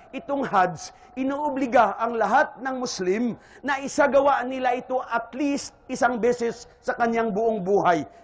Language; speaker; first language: Filipino; non-native, local second language; Hiligaynon